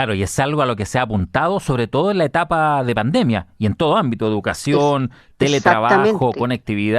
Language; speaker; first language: Spanish; native; Spanish